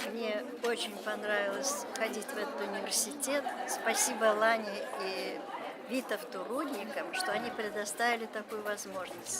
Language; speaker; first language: Russian; native; Russian